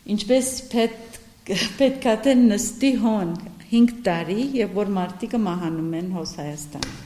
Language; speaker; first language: Armenian; early bilingual, heritage; Armenian